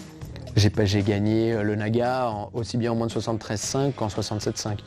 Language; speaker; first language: French; native; French